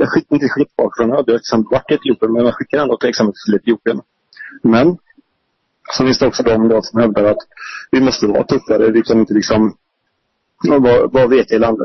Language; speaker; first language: Swedish; native; Swedish